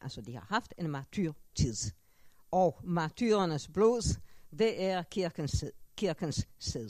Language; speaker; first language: Danish; non-native, fluent; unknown